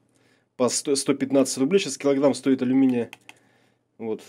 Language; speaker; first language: Russian; native; Russian